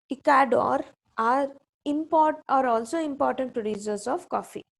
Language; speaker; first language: English; non-native, local second language; Kannada